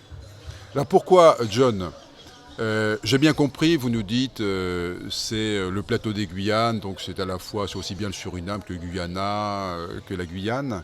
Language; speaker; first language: French; native; French